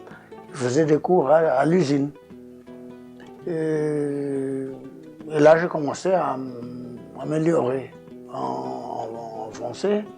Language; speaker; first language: French; non-native, fluent; Portuguese